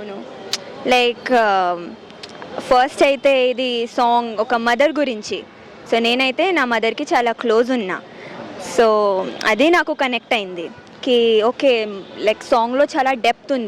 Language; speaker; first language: Telugu; non-native, local second language; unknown